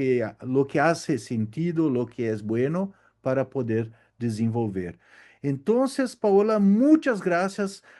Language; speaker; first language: Spanish; non-native, learner; Portuguese